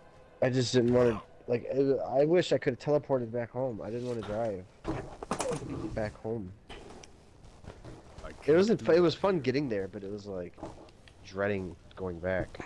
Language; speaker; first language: English; native; English